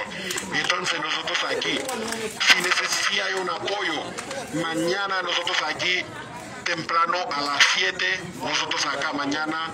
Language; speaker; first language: Spanish; non-native, learner; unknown